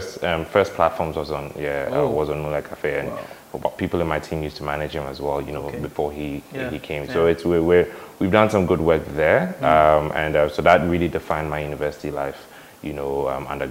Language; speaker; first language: English; non-native, local second language; Akan